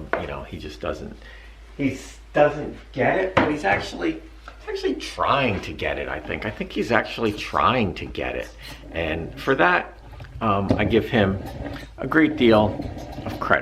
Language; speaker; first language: English; native; English